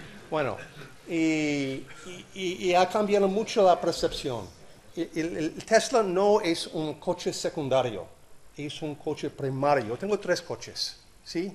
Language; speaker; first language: Spanish; non-native, learner; English